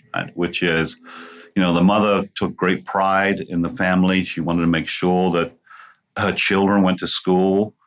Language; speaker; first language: English; native; English